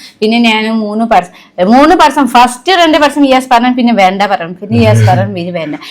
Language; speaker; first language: Malayalam; non-native, fluent; Nepali